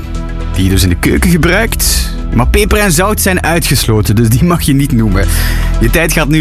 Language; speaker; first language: Dutch; native; Dutch